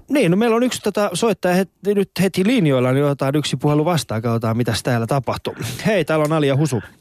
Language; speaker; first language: Finnish; non-native, fluent; Persian